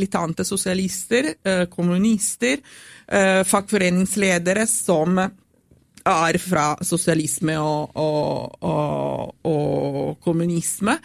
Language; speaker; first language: Norwegian; non-native, fluent; Italian